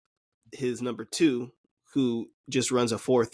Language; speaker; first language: English; native; English